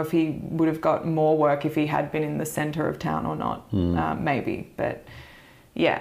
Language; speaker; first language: English; native; English